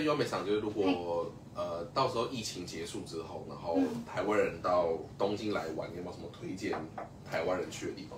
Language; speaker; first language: Chinese; native; Chinese